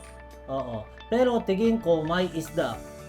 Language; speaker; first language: Filipino; non-native, learner; Japanese